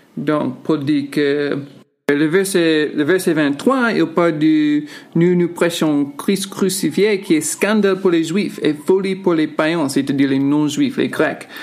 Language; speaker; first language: French; non-native, fluent; English